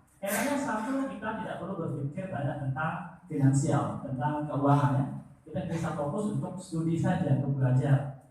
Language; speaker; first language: Indonesian; non-native, local second language; Madurese